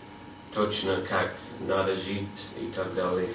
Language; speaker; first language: Russian; non-native, fluent; English